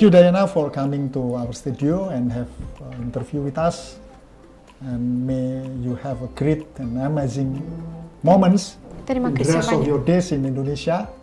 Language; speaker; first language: English; non-native, fluent; Indonesian